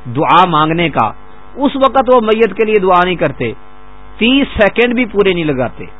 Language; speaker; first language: Urdu; non-native, local second language; Punjabi